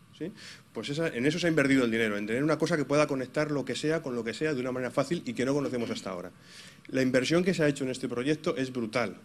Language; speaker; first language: Spanish; native; Spanish